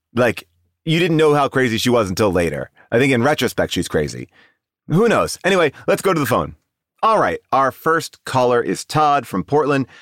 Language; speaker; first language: English; native; English